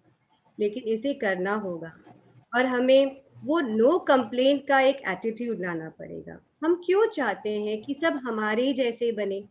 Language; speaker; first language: Hindi; native; Hindi